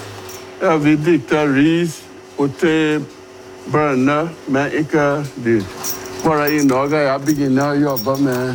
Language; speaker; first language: Norwegian; non-native, learner; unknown